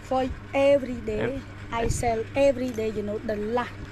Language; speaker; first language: English; non-native, learner; Khmer